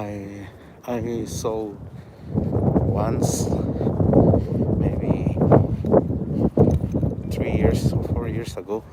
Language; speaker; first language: English; non-native, learner; Spanish